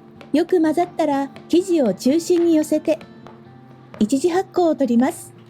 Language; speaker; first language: Japanese; native; Japanese